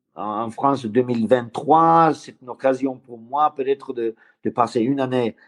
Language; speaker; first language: French; non-native, fluent; English